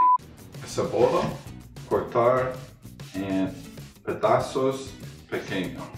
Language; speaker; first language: Portuguese; non-native, learner; English